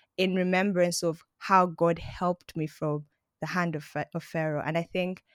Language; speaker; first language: English; non-native, local second language; Ganda